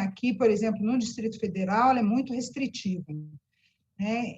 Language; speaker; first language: Portuguese; native; Portuguese